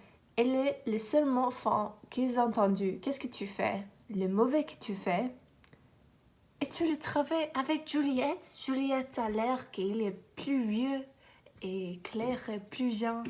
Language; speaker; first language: French; non-native, learner; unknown